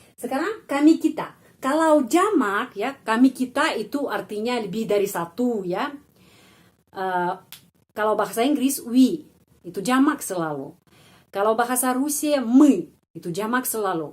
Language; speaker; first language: Indonesian; non-native, fluent; Russian